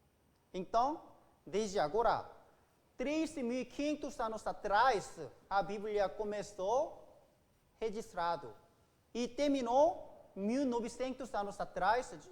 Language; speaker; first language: Portuguese; non-native, fluent; Korean